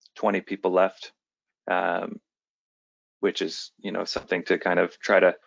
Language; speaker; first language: English; native; English